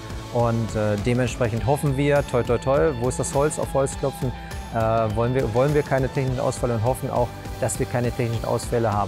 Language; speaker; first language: German; native; German